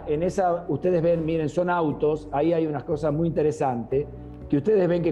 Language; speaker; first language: Spanish; native; Spanish